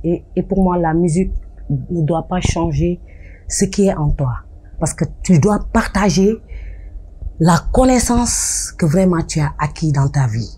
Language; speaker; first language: French; non-native, local second language; Wolof